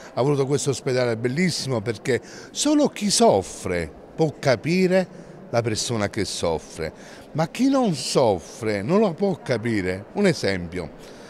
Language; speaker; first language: Italian; native; Italian